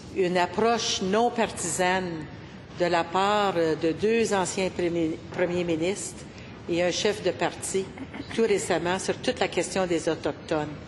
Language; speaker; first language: French; native; French